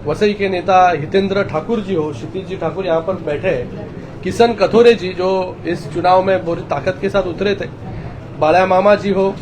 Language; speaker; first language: Hindi; non-native, local second language; Marathi